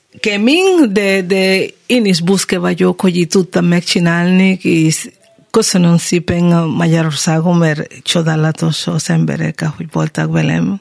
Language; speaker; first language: Hungarian; non-native, learner; Spanish